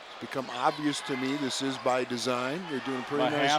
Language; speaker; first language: English; native; English